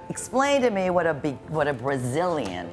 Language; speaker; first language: English; native; English